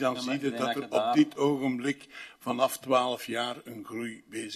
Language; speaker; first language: Dutch; native; Dutch